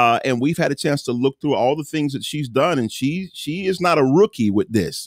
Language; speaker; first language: English; native; English